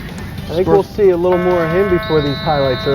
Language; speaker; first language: English; native; English